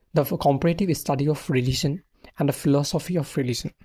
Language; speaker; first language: English; non-native, local second language; Assamese